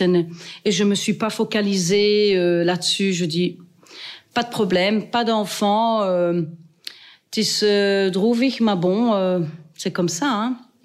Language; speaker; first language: French; native; French